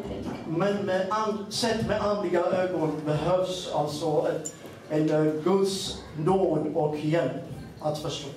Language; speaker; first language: Swedish; non-native, fluent; Amharic